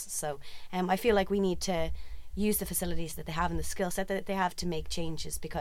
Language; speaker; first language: English; native; English